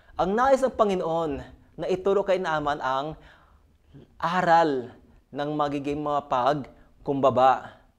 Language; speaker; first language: Filipino; native; Filipino